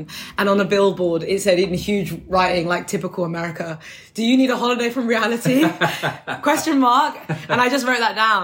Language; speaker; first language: English; native; English